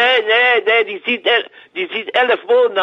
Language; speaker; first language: German; non-native, learner; French